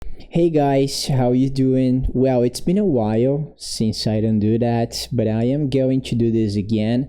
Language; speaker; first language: English; non-native, fluent; Portuguese